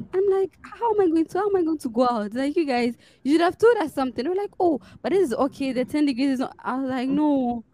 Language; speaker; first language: English; non-native, local second language; Akan